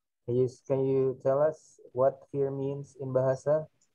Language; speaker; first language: English; non-native, fluent; Indonesian